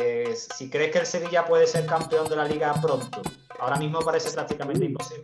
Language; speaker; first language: Spanish; native; Spanish